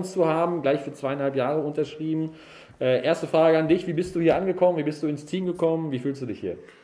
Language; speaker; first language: German; native; German